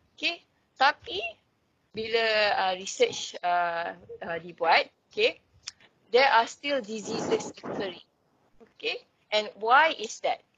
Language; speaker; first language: English; non-native, local second language; Malay